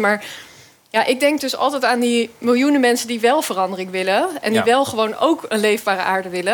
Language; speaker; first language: Dutch; native; Dutch